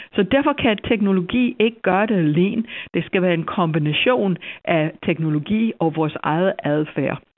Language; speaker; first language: Danish; non-native, fluent; English